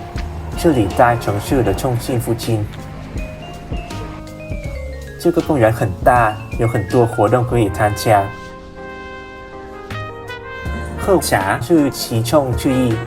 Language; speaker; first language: Chinese; non-native, learner; Vietnamese